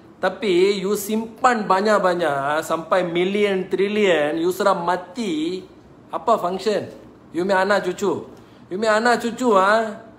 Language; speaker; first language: Malay; non-native, local second language; Tamil